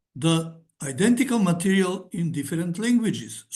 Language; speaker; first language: English; non-native, fluent; Macedonian